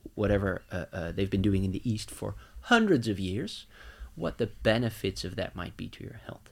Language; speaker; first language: English; non-native, fluent; Dutch